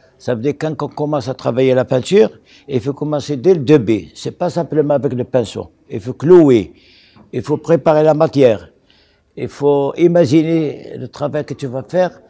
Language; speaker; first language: French; non-native, local second language; Arabic